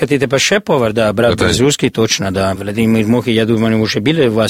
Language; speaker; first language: Russian; non-native, learner; Italian